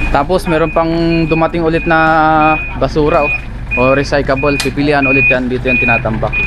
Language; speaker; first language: Filipino; non-native, local second language; Iloko